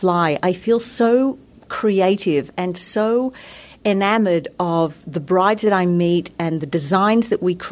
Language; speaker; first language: English; native; English